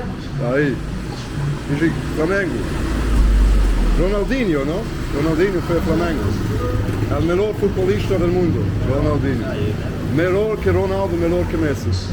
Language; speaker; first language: Portuguese; non-native, learner; English